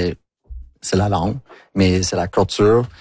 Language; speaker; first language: French; non-native, learner; English